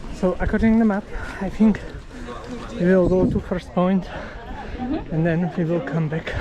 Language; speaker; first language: English; non-native, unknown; Slovak